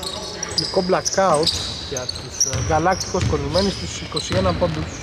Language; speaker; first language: Greek; native; Greek